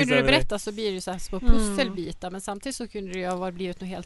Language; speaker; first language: Swedish; native; Swedish